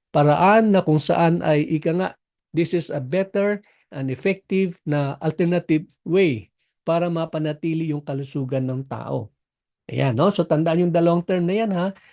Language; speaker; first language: Filipino; non-native, local second language; Cebuano